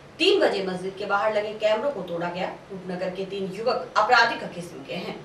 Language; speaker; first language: Hindi; native; Hindi